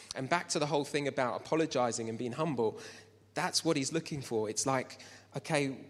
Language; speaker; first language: English; native; English